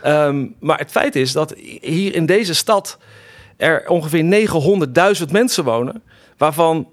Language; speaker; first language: Dutch; native; Dutch